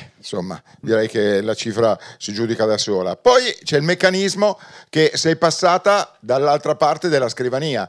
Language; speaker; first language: Italian; native; Italian